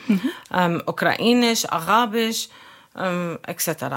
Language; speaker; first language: German; non-native, fluent; Arabic